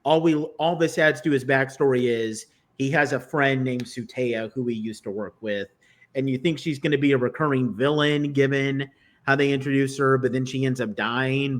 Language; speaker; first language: English; native; English